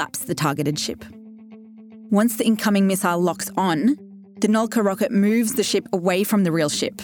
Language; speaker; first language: English; native; English